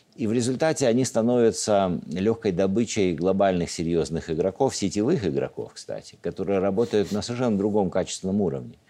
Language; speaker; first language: Russian; native; Russian